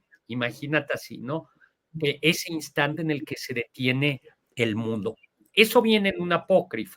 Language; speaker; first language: Spanish; native; Spanish